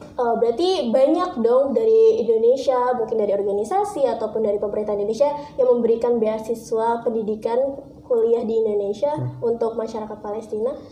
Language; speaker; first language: Indonesian; native; Indonesian